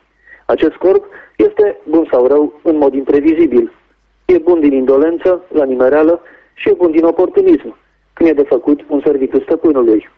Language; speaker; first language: Romanian; native; Romanian